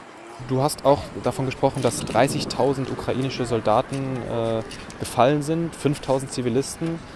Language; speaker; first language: German; native; German